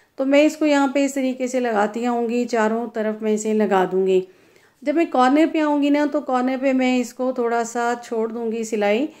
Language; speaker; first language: Urdu; non-native, local second language; Punjabi